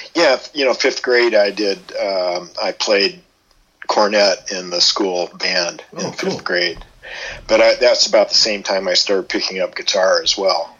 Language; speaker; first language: English; native; English